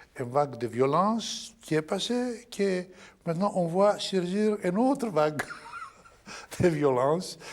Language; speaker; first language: French; non-native, fluent; Greek